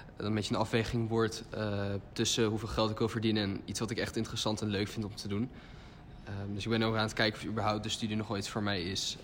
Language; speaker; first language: Dutch; early bilingual, other home language; Turkish